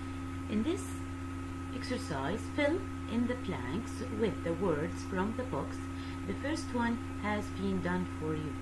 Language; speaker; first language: English; non-native, fluent; Arabic